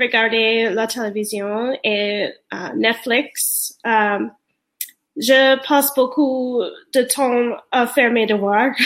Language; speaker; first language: French; non-native, learner; English